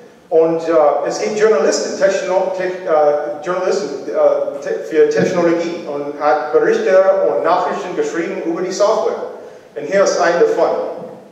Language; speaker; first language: German; non-native, learner; English